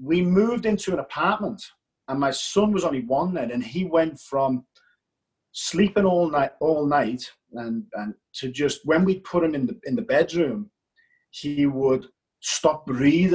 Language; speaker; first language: English; native; English